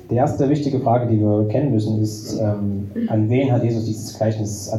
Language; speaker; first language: German; native; German